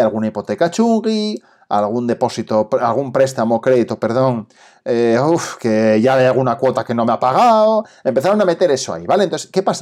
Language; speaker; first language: Spanish; native; Spanish